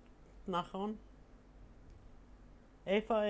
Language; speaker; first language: Hebrew; non-native, fluent; Polish